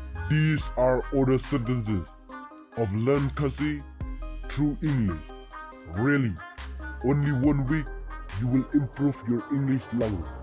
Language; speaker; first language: English; non-native, local second language; Khasi